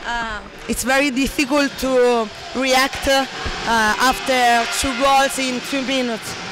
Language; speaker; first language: English; non-native, learner; Italian